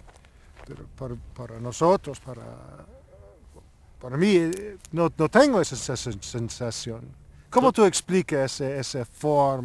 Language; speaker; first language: Spanish; non-native, learner; English